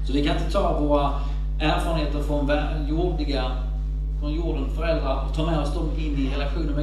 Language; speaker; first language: Swedish; native; Swedish